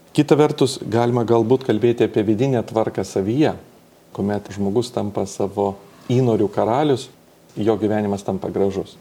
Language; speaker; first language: Lithuanian; native; Lithuanian